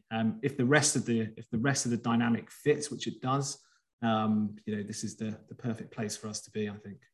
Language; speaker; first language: English; native; English